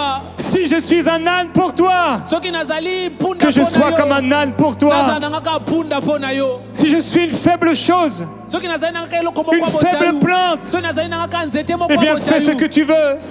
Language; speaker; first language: French; native; French